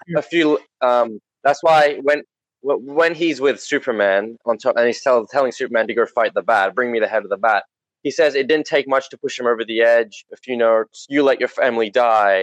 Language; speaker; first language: English; native; English